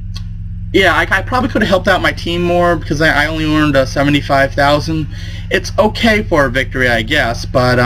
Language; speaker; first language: English; native; English